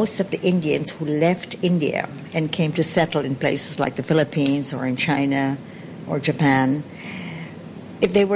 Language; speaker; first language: English; non-native, local second language; Sindhi